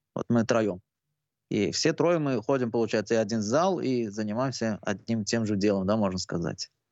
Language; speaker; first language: Russian; non-native, local second language; Azerbaijani